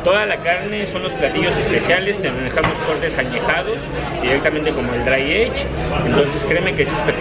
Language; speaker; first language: Spanish; native; Spanish